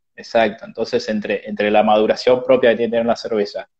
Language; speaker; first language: Spanish; native; Spanish